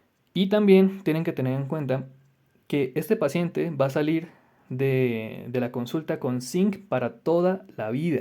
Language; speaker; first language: Spanish; native; Spanish